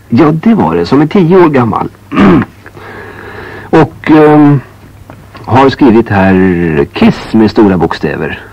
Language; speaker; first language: Swedish; native; Swedish